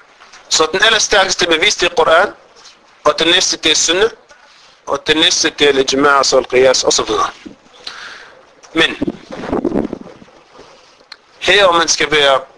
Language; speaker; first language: Danish; non-native, fluent; Arabic